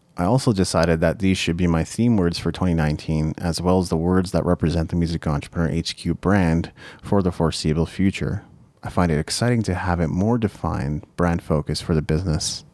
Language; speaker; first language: English; early bilingual, other home language; Japanese